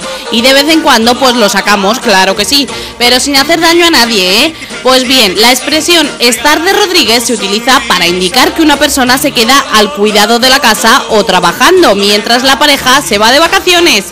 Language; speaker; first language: Spanish; native; Spanish